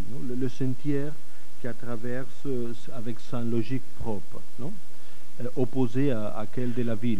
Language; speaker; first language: French; non-native, fluent; Catalan